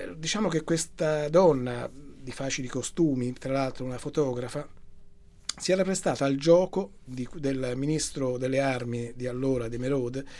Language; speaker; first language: Italian; native; Italian